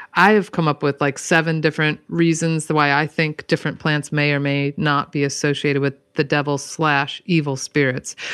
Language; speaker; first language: English; native; English